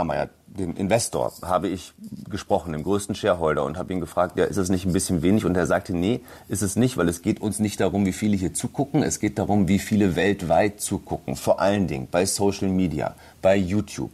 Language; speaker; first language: German; native; German